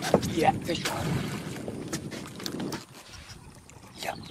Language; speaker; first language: English; non-native, learner; Indonesian